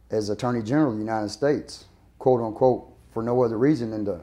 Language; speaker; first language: English; native; English